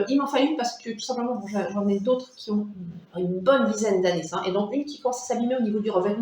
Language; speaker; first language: French; native; French